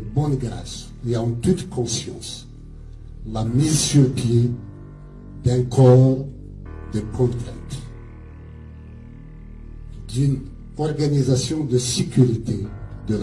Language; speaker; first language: French; non-native, local second language; Kabyle